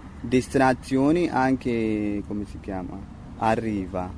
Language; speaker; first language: Italian; non-native, learner; Tigrinya